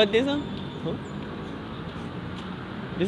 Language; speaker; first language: English; non-native, learner; Japanese